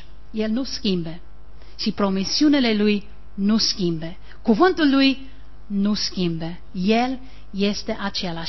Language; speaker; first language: Romanian; non-native, learner; English